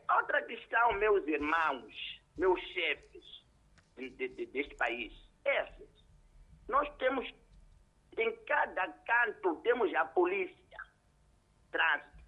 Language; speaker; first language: Portuguese; non-native, local second language; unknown